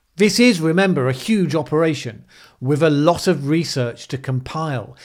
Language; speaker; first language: English; native; English